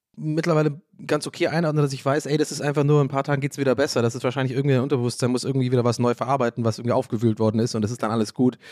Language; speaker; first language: German; native; German